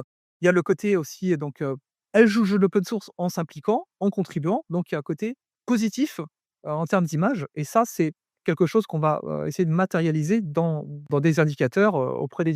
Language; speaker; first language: French; native; French